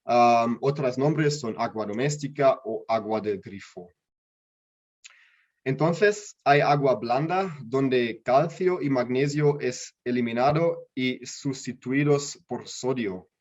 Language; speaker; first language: Spanish; non-native, learner; German